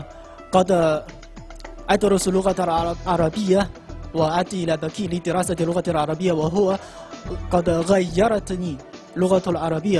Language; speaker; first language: Arabic; non-native, learner; Chinese